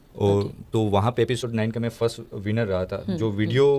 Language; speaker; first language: Hindi; non-native, local second language; Gujarati